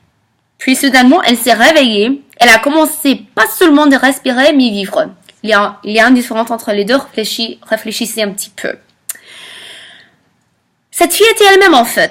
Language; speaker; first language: French; non-native, fluent; English